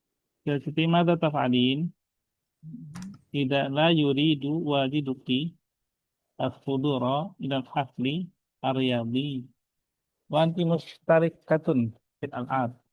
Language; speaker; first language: Arabic; non-native, fluent; Indonesian